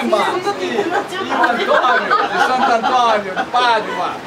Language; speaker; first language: Italian; non-native, learner; Portuguese